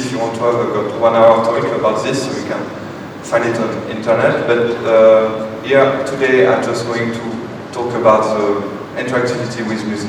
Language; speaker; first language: English; non-native, fluent; French